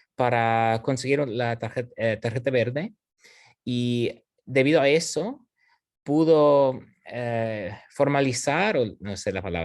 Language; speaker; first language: Spanish; non-native, fluent; English